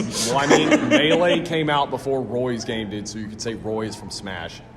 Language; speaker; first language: English; native; English